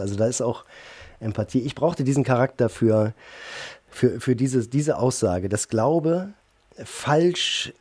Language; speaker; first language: German; native; German